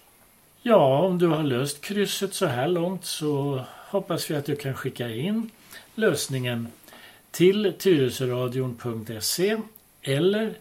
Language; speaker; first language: Swedish; native; Swedish